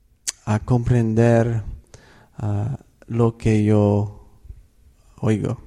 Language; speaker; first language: Spanish; non-native, fluent; English